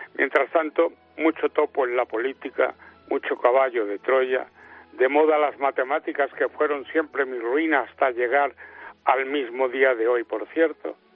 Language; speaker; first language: Spanish; native; Spanish